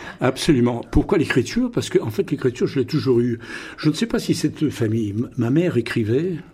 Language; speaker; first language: French; non-native, local second language; Russian